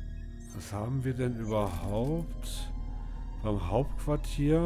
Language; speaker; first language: German; native; German